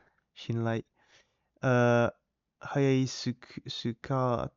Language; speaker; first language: Japanese; non-native, learner; English